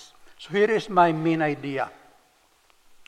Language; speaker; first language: English; non-native, local second language; Cebuano